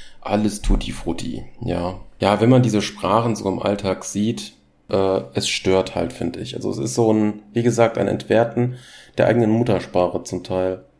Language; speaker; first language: German; native; German